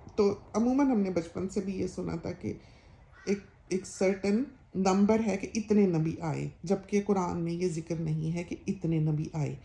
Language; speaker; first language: Urdu; native; Urdu